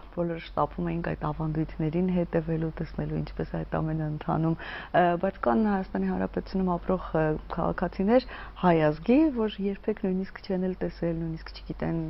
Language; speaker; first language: Armenian; native; Armenian